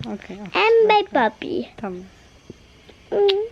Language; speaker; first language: Dutch; early bilingual, other home language; Turkish